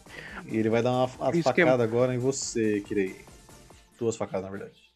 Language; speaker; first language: Portuguese; native; Portuguese